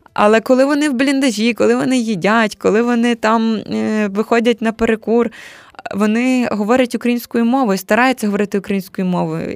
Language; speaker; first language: Ukrainian; native; Ukrainian